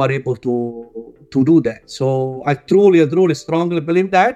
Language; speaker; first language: English; non-native, fluent; Italian